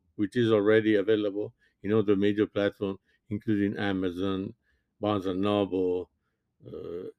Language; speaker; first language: English; non-native, fluent; French